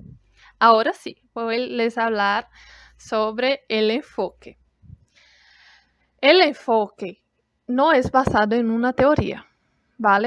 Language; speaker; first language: Spanish; non-native, fluent; Portuguese